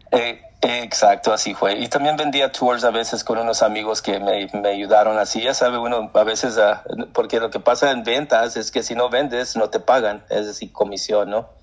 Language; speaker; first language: Spanish; early bilingual, heritage; Spanish